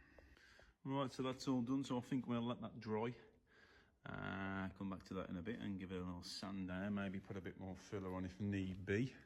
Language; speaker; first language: English; native; English